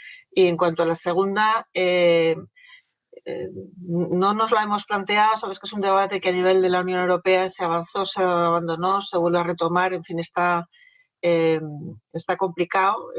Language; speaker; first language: Spanish; native; Spanish